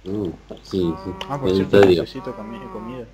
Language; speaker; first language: Spanish; native; Spanish